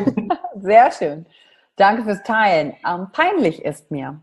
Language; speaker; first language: German; native; German